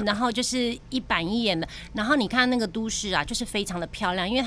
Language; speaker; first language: Chinese; native; Chinese